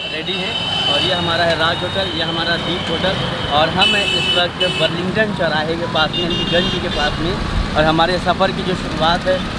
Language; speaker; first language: Hindi; native; Hindi